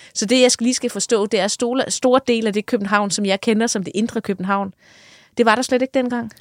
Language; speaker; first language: Danish; native; Danish